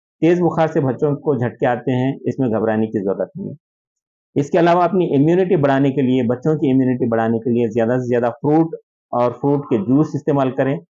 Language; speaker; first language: Hindi; non-native, local second language; Urdu